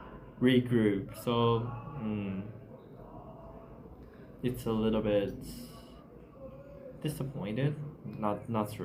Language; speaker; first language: English; non-native, learner; Chinese